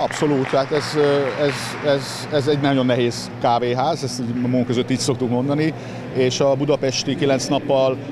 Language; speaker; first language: Hungarian; native; Hungarian